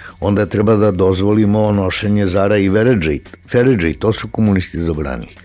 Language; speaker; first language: Serbian; native; Serbian